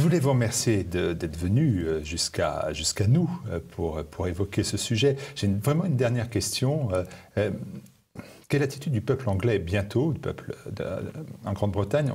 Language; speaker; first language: French; native; French